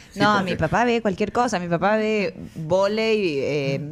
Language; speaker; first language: Spanish; native; Spanish